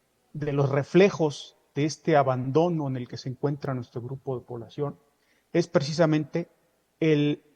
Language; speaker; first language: Spanish; native; Spanish